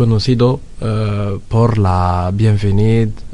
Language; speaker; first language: Spanish; non-native, learner; Arabic